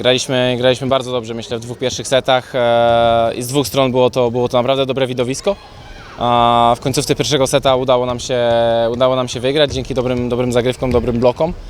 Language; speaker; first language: Polish; native; Polish